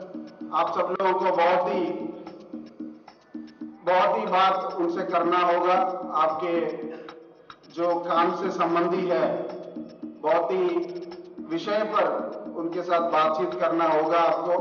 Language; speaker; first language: Hindi; non-native, local second language; Malayalam